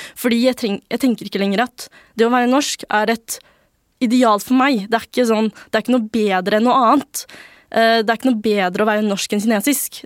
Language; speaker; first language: Norwegian; early bilingual, other home language; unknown